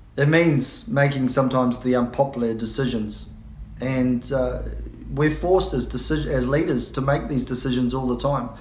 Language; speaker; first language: English; native; English